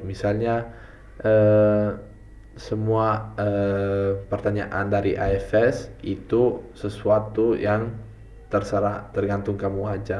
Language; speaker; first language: Indonesian; non-native, fluent; Italian